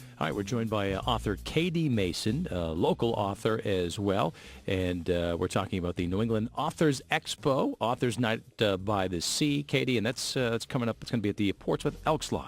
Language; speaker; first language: English; native; English